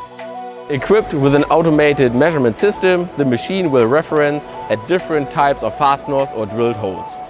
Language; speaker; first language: English; non-native, fluent; German